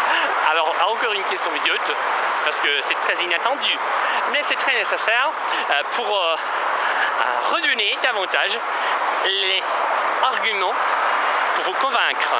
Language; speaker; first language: French; non-native, fluent; Russian